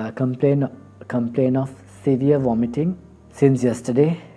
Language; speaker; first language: English; non-native, local second language; Sinhala